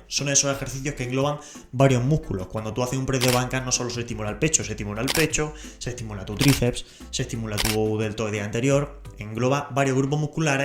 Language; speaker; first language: Spanish; native; Spanish